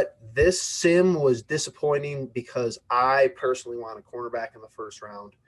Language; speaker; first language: English; native; English